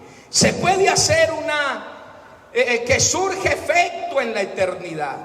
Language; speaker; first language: Spanish; native; Spanish